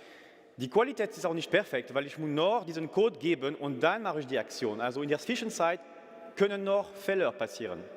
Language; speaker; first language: German; non-native, fluent; French